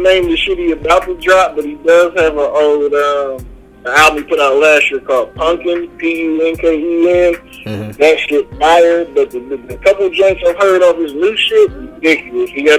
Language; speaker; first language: English; native; English